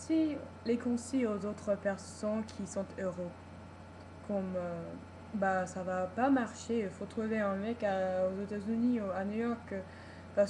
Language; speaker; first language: French; non-native, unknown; English